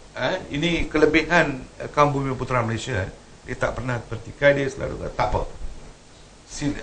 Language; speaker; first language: Malay; non-native, local second language; Tamil